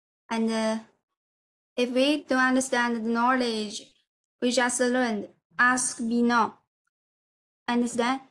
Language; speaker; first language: English; non-native, learner; Chinese